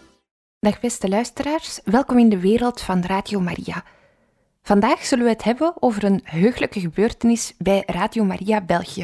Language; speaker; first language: Dutch; native; Dutch